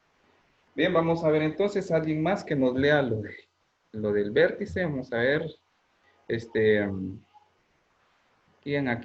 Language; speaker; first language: Spanish; native; Spanish